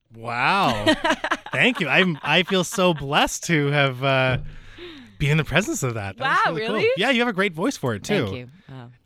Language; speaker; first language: English; native; English